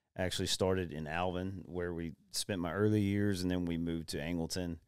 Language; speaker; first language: English; native; English